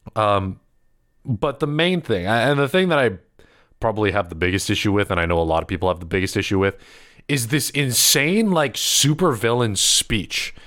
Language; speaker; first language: English; early bilingual, other home language; Filipino